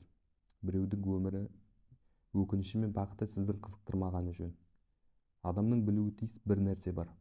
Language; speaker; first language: Kazakh; native; Kazakh